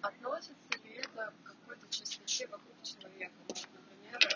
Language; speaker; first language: Russian; native; Russian